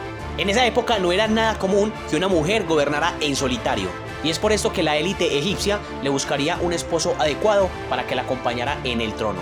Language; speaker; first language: Spanish; native; Spanish